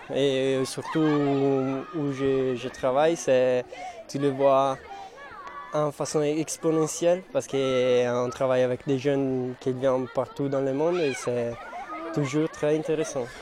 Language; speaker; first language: French; non-native, fluent; Italian